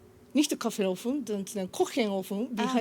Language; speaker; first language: German; non-native, learner; Japanese